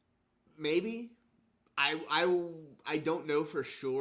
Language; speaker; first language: English; native; English